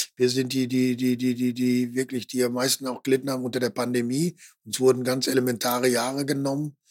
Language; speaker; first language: German; native; German